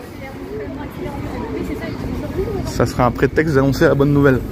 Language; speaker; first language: French; native; French